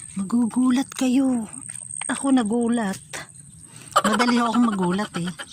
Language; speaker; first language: Filipino; native; Filipino